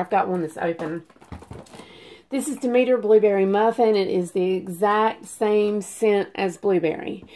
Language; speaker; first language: English; native; English